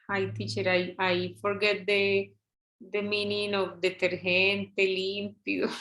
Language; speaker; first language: English; non-native, learner; Spanish